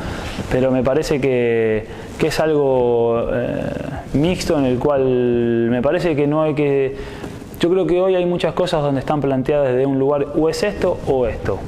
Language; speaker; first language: Spanish; native; Spanish